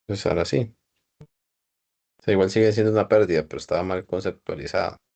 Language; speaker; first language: Spanish; native; Spanish